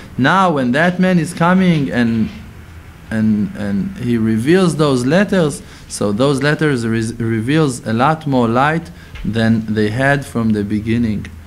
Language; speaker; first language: English; non-native, fluent; Hebrew